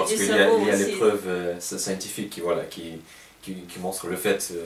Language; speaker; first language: French; non-native, fluent; Russian